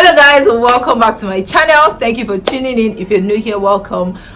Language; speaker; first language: English; non-native, local second language; Yoruba